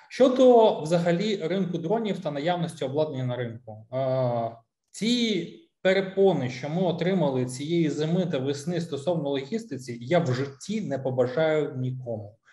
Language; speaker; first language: Ukrainian; non-native, local second language; Russian